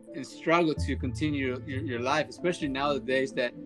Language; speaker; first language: English; early bilingual, other home language; Spanish